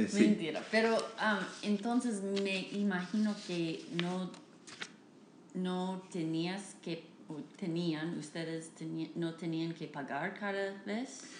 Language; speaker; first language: Spanish; non-native, fluent; English